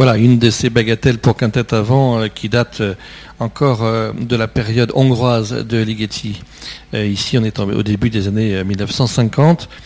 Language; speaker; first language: French; native; French